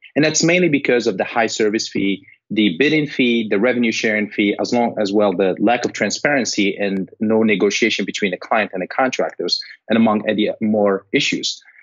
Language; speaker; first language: English; non-native, fluent; Arabic